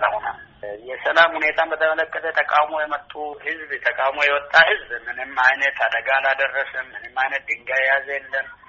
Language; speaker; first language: Amharic; non-native, local second language; Oromo